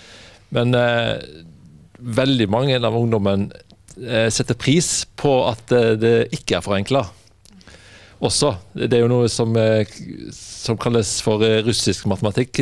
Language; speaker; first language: Norwegian; non-native, fluent; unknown